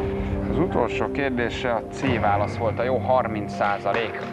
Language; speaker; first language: Hungarian; native; Hungarian